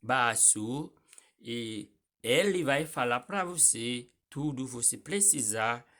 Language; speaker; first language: Portuguese; non-native, learner; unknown